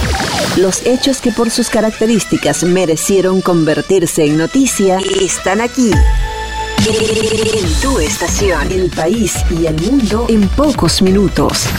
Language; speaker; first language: Spanish; native; Spanish